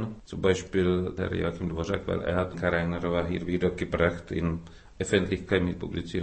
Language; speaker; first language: German; non-native, fluent; Czech